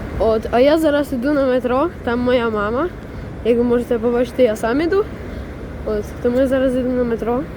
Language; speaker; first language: Ukrainian; non-native, local second language; Russian